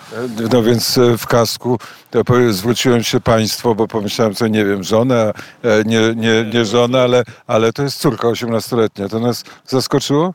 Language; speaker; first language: Polish; native; Polish